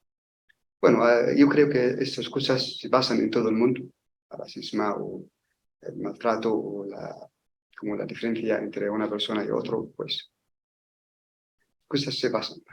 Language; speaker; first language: Spanish; non-native, learner; Arabic